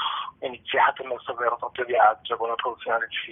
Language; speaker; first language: Italian; native; Italian